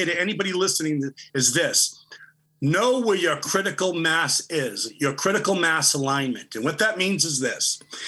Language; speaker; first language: English; native; English